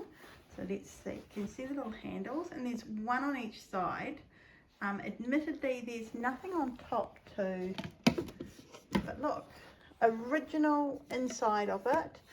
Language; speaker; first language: English; native; English